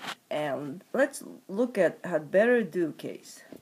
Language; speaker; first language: English; non-native, fluent; Japanese